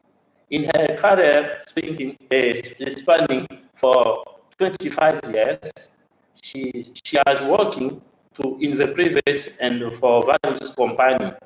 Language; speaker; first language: English; non-native, learner; French